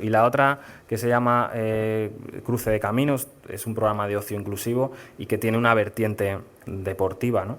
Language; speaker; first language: Spanish; native; Spanish